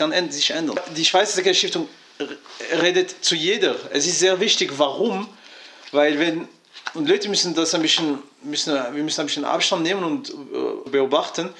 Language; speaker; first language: German; non-native, fluent; French